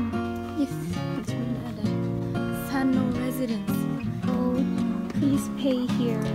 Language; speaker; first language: English; non-native, fluent; Vietnamese